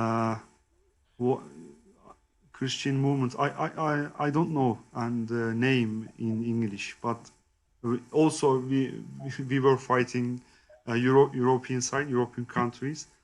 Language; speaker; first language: English; non-native, learner; Turkish